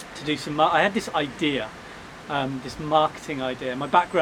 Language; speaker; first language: English; native; English